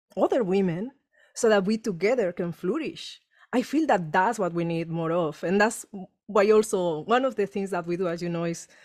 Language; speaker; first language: English; non-native, fluent; Spanish